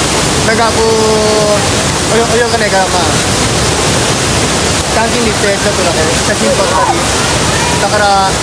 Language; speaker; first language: Japanese; non-native, fluent; Filipino